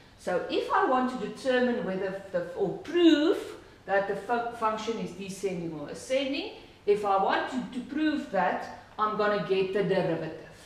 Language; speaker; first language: English; non-native, local second language; Afrikaans